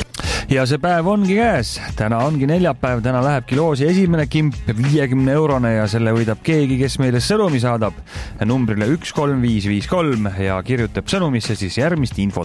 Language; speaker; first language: Estonian; native; Estonian